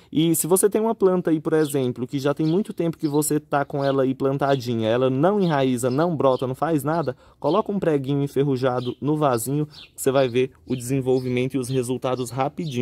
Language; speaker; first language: Portuguese; native; Portuguese